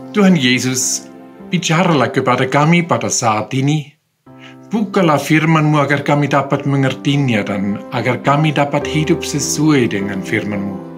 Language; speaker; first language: Indonesian; non-native, fluent; Swiss German